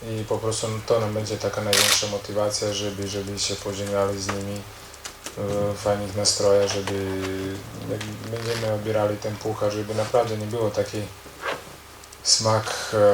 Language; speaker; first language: Polish; non-native, learner; Croatian